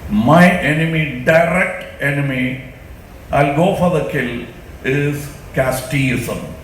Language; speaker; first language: English; non-native, local second language; Tamil